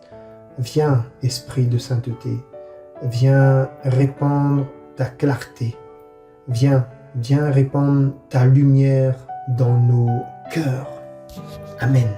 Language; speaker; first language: French; native; French